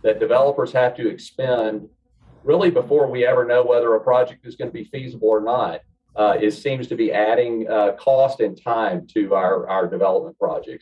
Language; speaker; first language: English; native; English